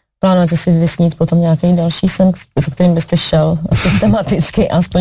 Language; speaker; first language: Czech; native; Czech